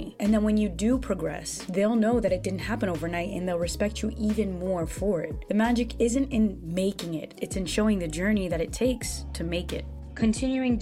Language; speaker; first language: English; early bilingual, other home language; Portuguese